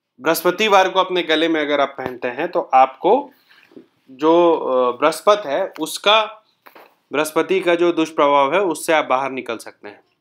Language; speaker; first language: Hindi; native; Hindi